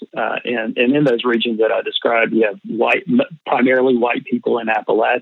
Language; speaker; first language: English; native; English